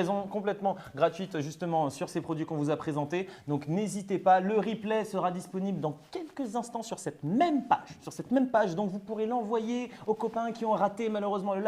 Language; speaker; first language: French; native; French